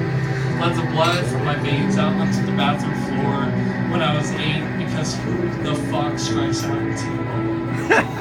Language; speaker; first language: English; native; English